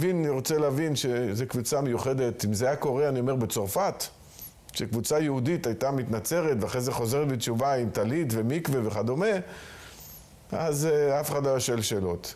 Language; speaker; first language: Hebrew; non-native, local second language; Amharic